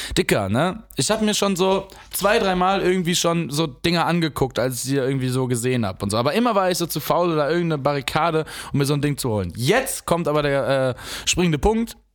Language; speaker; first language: German; native; German